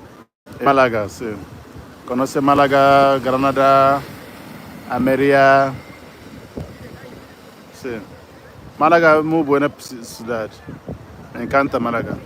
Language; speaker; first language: Spanish; non-native, learner; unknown